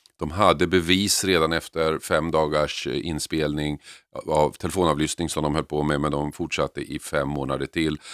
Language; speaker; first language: Swedish; native; Swedish